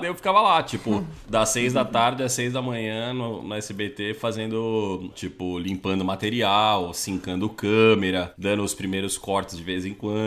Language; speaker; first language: Portuguese; native; Portuguese